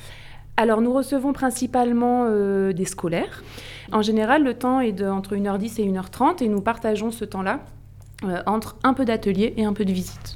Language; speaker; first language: French; native; French